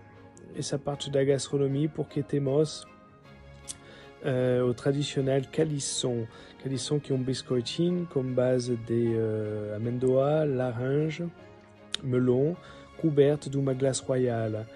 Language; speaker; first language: French; non-native, learner; Portuguese